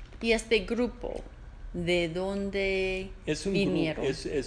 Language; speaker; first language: Spanish; non-native, learner; English